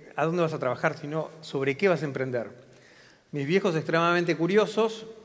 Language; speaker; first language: Spanish; native; Spanish